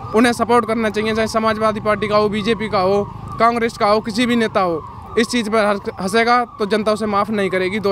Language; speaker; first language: Hindi; native; Hindi